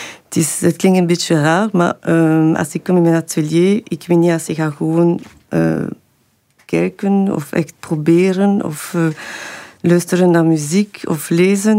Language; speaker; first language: Dutch; non-native, local second language; French